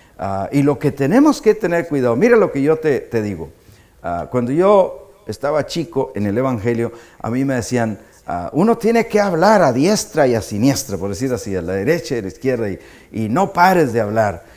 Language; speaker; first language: Spanish; native; Spanish